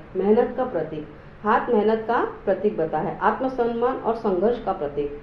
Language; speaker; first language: Hindi; non-native, local second language; Marathi